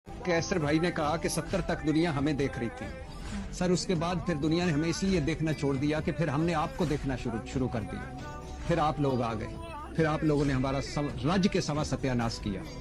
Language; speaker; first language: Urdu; non-native, local second language; Punjabi